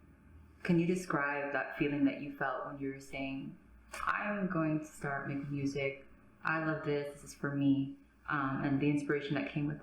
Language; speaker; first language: English; native; English